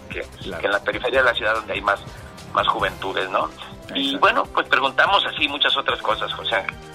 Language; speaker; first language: Spanish; native; Spanish